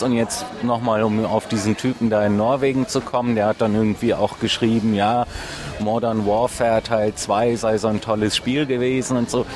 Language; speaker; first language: German; native; German